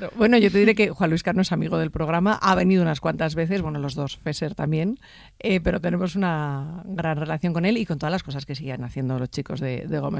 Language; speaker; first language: Spanish; native; Spanish